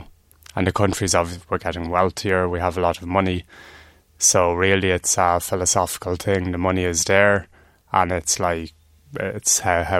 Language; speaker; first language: English; native; English